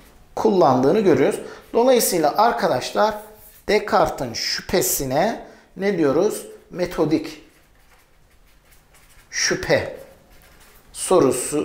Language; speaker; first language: Turkish; native; Turkish